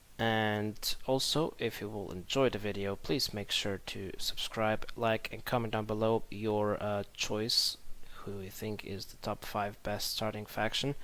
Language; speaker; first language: English; non-native, fluent; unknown